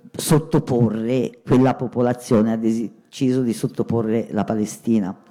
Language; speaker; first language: Italian; native; Italian